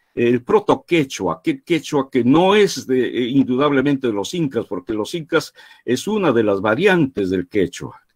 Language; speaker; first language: Spanish; native; Spanish